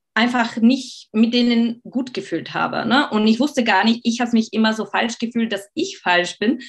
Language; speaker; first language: German; non-native, fluent; Slovak